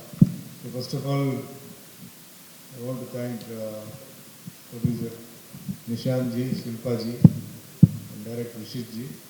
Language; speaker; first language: Kannada; non-native, fluent; Tulu